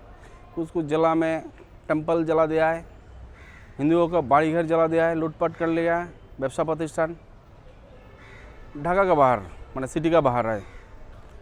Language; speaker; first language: Hindi; non-native, local second language; Bangla